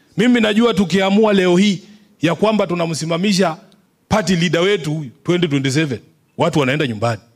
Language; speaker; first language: Swahili; native; Swahili